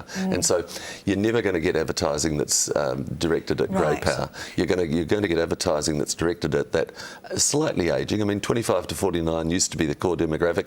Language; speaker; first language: English; native; English